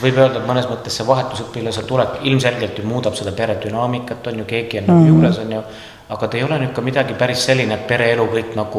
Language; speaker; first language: Estonian; native; Estonian